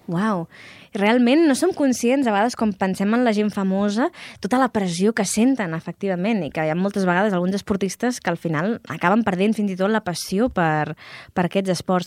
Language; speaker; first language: Catalan; native; Catalan